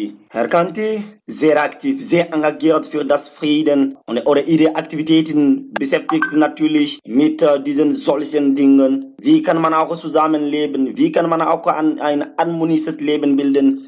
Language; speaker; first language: German; non-native, learner; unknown